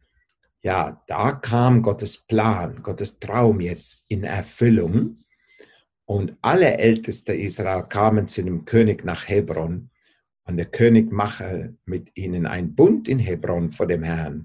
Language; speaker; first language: German; non-native, fluent; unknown